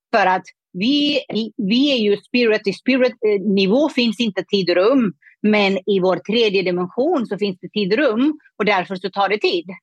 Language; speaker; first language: Swedish; non-native, fluent; Persian